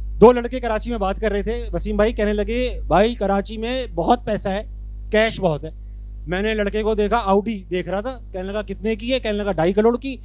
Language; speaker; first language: Urdu; native; Urdu